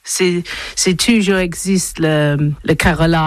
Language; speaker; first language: French; non-native, learner; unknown